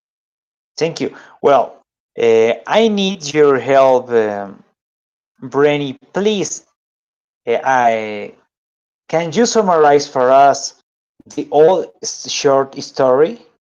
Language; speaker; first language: English; non-native, fluent; Spanish